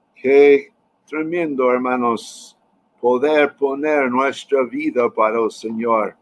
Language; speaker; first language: Spanish; non-native, fluent; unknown